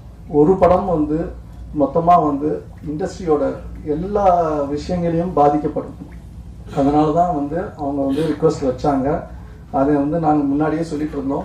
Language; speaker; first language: Tamil; native; Tamil